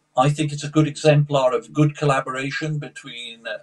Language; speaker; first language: English; early bilingual, other home language; Polish